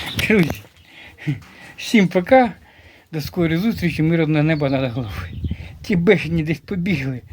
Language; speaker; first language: Ukrainian; native; Ukrainian